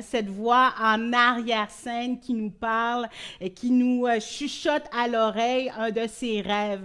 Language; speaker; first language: French; native; French